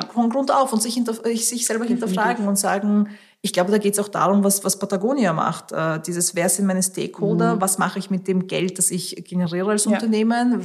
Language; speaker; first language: German; early bilingual, other home language; Russian